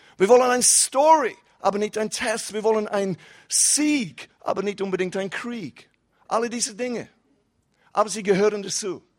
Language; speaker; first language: German; non-native, fluent; English